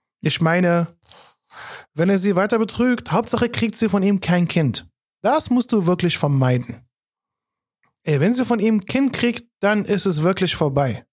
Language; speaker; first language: German; non-native, fluent; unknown